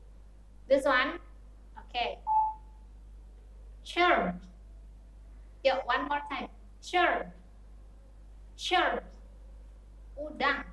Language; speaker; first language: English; non-native, fluent; Indonesian